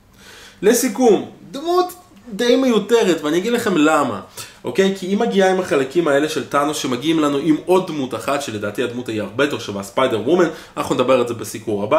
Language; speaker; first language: Hebrew; native; Hebrew